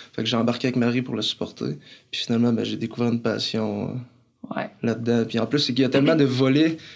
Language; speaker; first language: French; native; French